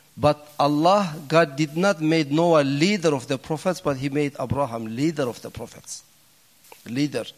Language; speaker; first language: English; non-native, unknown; Turkish